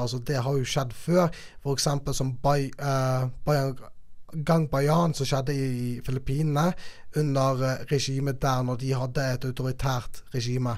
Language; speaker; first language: Norwegian; native; Norwegian